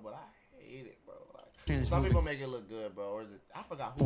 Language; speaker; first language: English; native; English